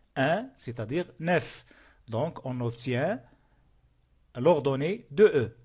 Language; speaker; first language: French; non-native, local second language; Arabic